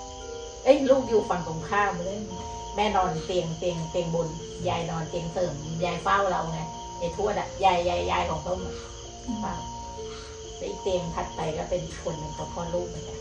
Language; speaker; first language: Thai; native; Thai